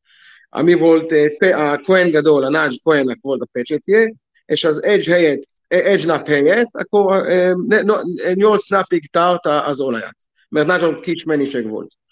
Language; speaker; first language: Hungarian; non-native, learner; Hebrew